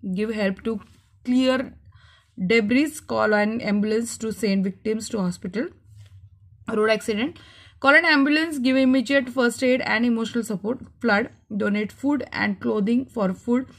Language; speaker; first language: English; non-native, local second language; Marathi